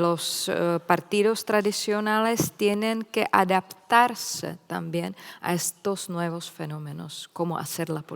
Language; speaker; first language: Spanish; non-native, fluent; Czech